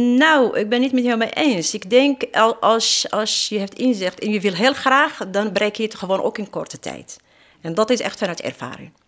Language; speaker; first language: Dutch; non-native, fluent; Arabic